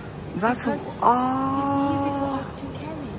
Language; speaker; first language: English; non-native, learner; Chinese